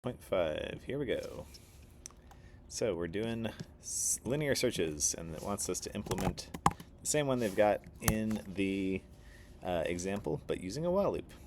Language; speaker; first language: English; native; English